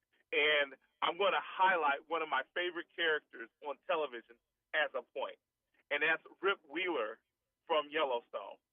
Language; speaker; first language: English; native; English